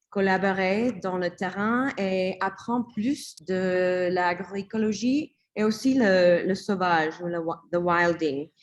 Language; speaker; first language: French; non-native, learner; English